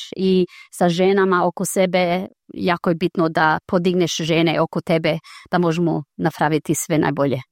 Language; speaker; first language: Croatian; early bilingual, heritage; Croatian